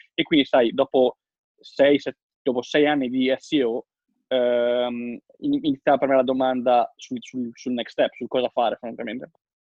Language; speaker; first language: Italian; native; Italian